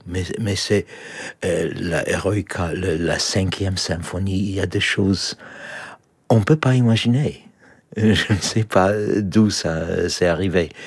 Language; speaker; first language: French; non-native, fluent; English